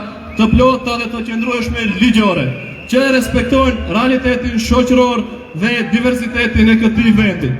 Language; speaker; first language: Albanian; native; Albanian